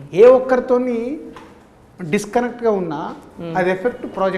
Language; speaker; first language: Telugu; native; Telugu